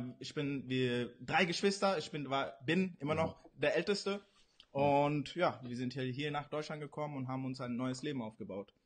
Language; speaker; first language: German; early bilingual, other home language; Urdu